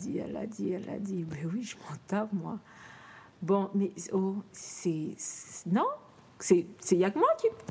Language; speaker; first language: French; native; French